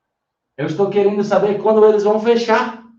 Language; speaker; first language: Portuguese; non-native, fluent; English